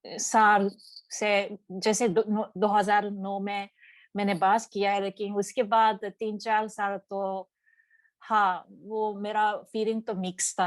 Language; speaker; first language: Hindi; non-native, learner; Japanese